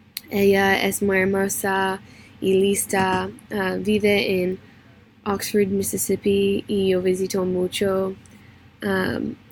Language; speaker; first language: Spanish; non-native, learner; English